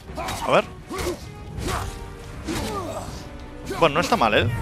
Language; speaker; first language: Spanish; native; Spanish